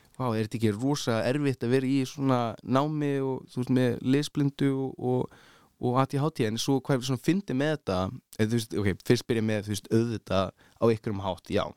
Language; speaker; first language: Icelandic; early bilingual, heritage; Icelandic